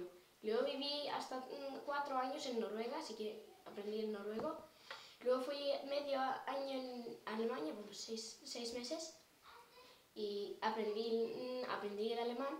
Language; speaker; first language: Spanish; early bilingual, other home language; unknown